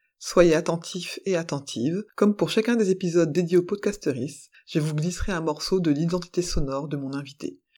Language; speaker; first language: French; native; French